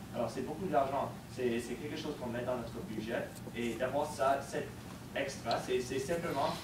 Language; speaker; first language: French; non-native, fluent; English